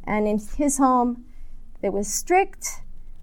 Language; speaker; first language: English; native; English